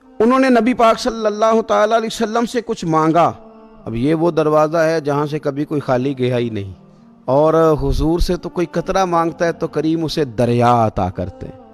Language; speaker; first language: Urdu; non-native, local second language; Punjabi